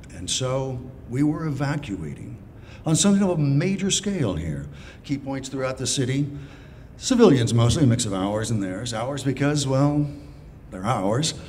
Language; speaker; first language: English; native; English